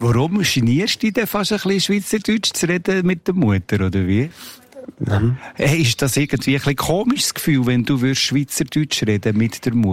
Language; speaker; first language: German; native; German